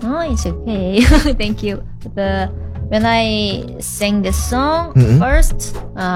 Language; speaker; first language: English; non-native, learner; Korean